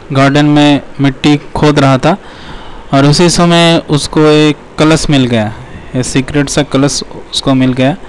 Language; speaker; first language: Hindi; non-native, local second language; Bangla